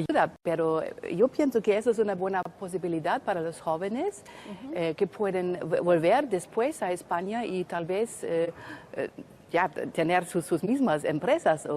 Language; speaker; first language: Spanish; non-native, fluent; German